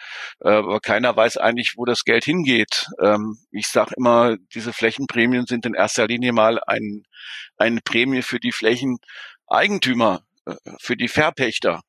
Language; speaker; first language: German; native; German